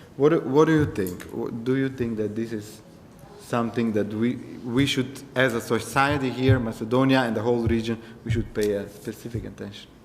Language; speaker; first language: English; non-native, fluent; Macedonian